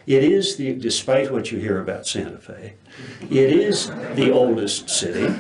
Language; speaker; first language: English; native; English